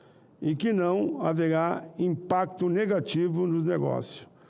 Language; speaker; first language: Portuguese; native; Portuguese